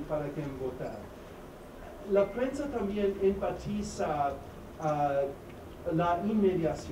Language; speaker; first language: Spanish; non-native, fluent; English